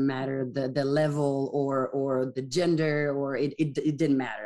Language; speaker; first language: English; non-native, fluent; Spanish